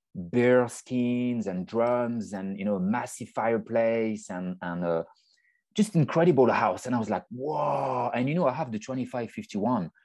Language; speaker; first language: English; non-native, fluent; French